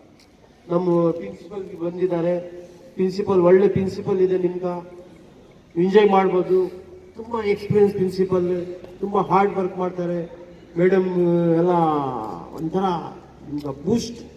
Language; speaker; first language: Kannada; non-native, local second language; Urdu